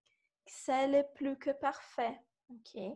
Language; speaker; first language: French; non-native, fluent; Portuguese